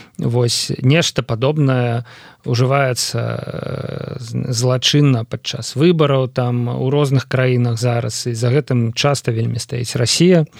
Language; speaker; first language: Belarusian; non-native, local second language; Russian